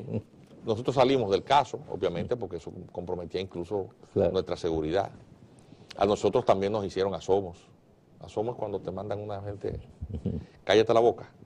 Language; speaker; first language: Spanish; native; Spanish